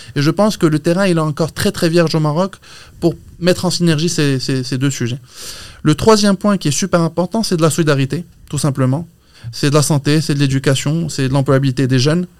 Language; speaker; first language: French; non-native, local second language; Arabic